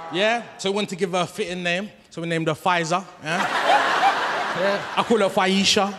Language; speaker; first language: English; native; English